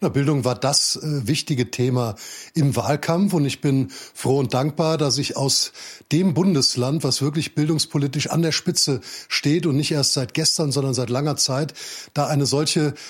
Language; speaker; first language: German; native; German